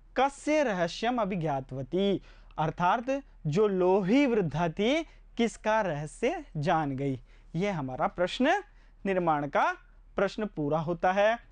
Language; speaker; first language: Hindi; native; Hindi